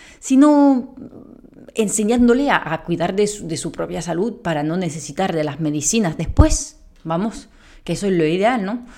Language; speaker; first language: Spanish; non-native, fluent; French